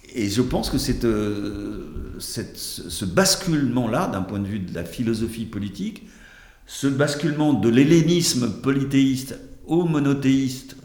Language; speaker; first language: French; native; French